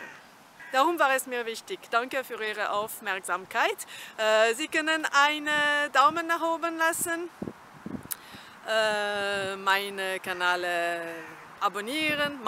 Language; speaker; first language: German; non-native, fluent; French